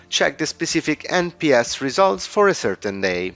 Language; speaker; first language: English; non-native, fluent; Italian